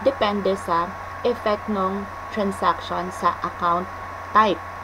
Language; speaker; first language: Filipino; native; Filipino